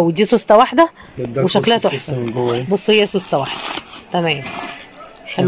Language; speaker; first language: Arabic; native; Arabic